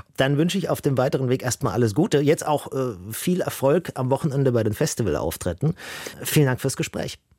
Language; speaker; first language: German; native; German